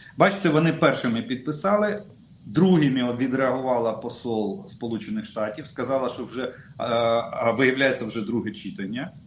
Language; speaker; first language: Ukrainian; non-native, local second language; Russian